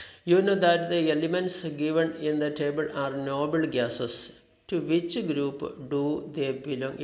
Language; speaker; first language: English; non-native, local second language; Malayalam